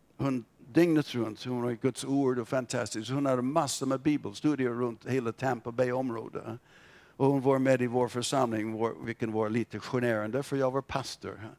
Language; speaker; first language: Swedish; non-native, fluent; English